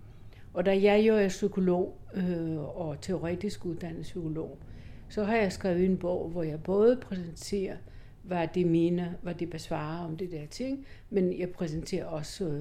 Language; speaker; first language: Danish; non-native, fluent; Greek